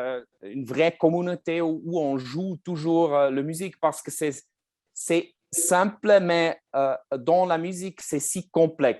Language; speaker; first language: French; non-native, learner; German